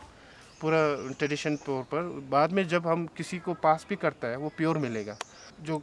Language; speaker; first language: Hindi; non-native, local second language; Tibetan